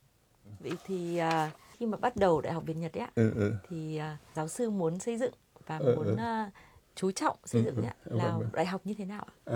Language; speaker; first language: Vietnamese; native; Vietnamese